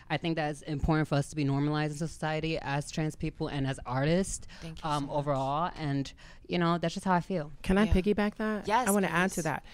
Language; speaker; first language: English; native; English